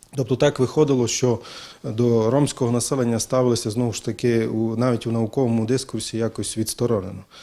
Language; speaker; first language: Ukrainian; native; Ukrainian